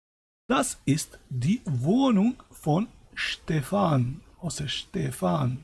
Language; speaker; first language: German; non-native, fluent; Albanian